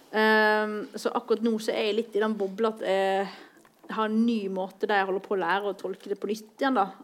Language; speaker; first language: Norwegian; native; Norwegian